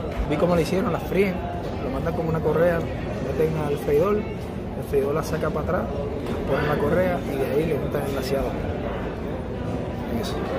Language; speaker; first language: Spanish; native; Spanish